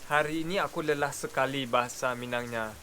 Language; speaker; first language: Indonesian; native; Indonesian